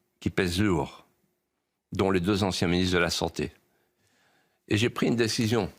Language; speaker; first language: French; native; French